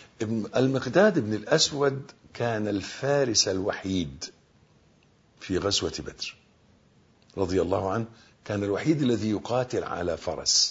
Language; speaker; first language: Arabic; native; Arabic